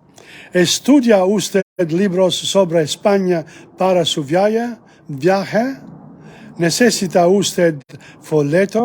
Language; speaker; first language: Spanish; non-native, learner; English